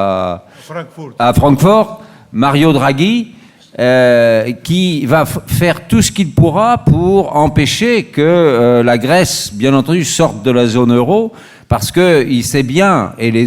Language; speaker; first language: French; native; French